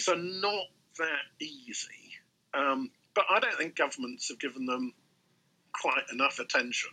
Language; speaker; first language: English; native; English